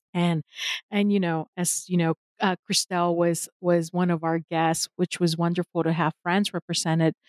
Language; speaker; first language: English; non-native, fluent; Spanish